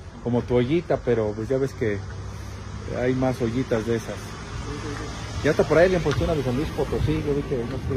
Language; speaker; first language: Spanish; native; Spanish